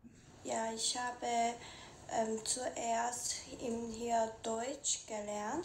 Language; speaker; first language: German; non-native, learner; Korean